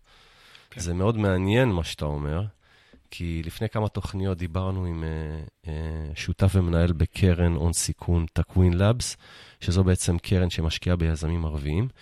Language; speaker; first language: Hebrew; native; Hebrew